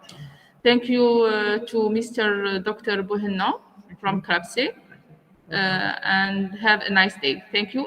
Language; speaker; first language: English; non-native, learner; Arabic